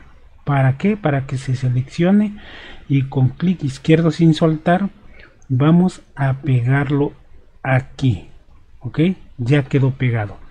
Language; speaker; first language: Spanish; native; Spanish